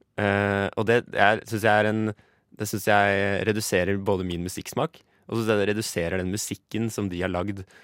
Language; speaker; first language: Norwegian; native; Norwegian